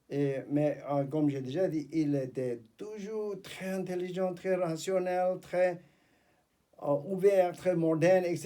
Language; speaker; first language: French; non-native, fluent; Tibetan